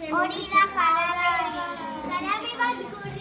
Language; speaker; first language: Basque; non-native, local second language; Spanish